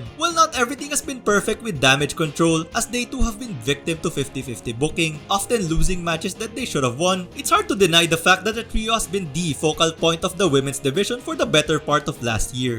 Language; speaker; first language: English; native; English